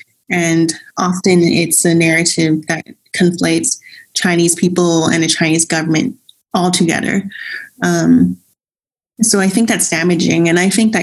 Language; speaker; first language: English; non-native, local second language; Cantonese